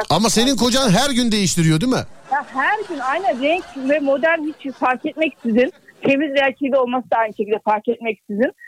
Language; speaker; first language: Turkish; native; Turkish